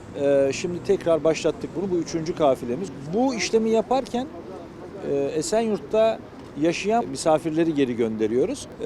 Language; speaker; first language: Turkish; native; Turkish